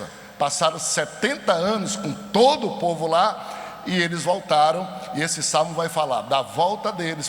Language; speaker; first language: Portuguese; native; Portuguese